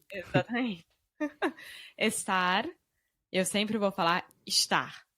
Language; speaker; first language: Portuguese; native; Portuguese